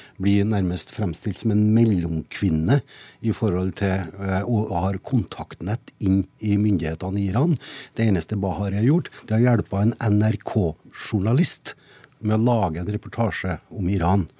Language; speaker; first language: Norwegian; native; Norwegian